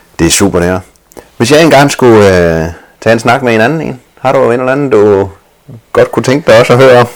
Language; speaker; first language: Danish; native; Danish